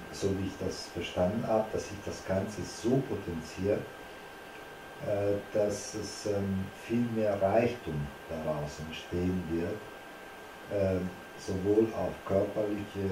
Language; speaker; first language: German; non-native, fluent; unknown